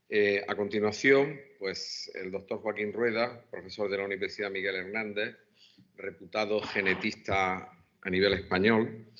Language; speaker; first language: Spanish; native; Spanish